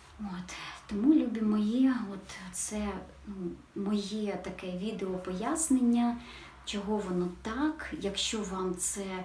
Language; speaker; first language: Ukrainian; non-native, local second language; Russian